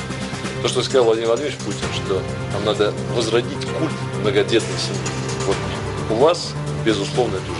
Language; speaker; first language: Russian; native; Russian